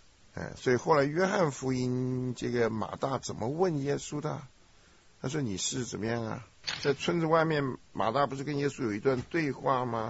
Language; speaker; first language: Chinese; native; Chinese